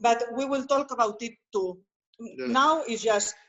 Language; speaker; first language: English; non-native, learner; Spanish